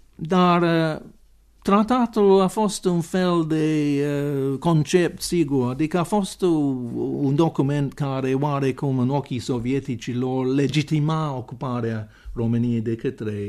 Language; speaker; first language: Romanian; non-native, fluent; English